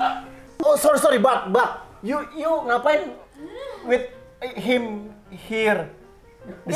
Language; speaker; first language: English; non-native, learner; Indonesian